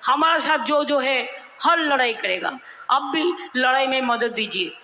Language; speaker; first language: Hindi; non-native, local second language; Bangla